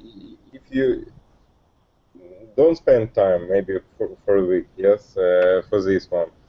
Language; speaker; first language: English; non-native, learner; Russian